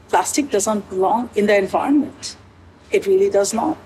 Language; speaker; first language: English; native; English